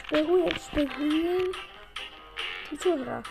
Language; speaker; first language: Polish; non-native, learner; Slovak